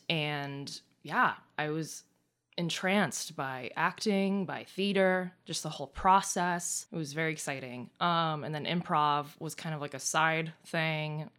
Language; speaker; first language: English; early bilingual, other home language; Russian